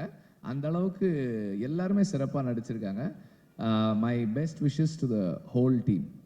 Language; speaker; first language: Tamil; native; Tamil